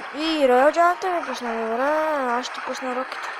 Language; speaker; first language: Bulgarian; native; Bulgarian